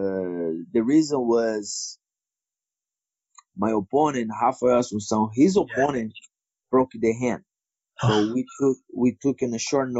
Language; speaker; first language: English; non-native, fluent; Portuguese